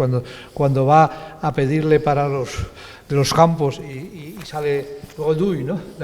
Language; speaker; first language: Spanish; native; Spanish